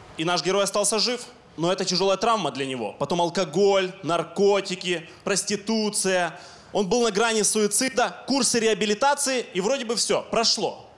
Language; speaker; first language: Russian; non-native, local second language; Ukrainian